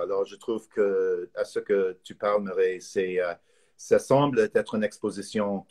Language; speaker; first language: French; non-native, fluent; English